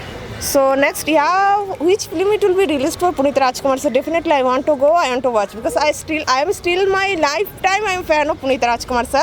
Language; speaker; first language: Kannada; non-native, local second language; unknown